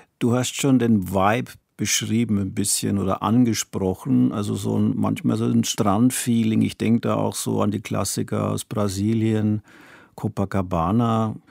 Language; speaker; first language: German; native; German